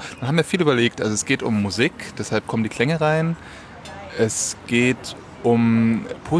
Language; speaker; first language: German; native; German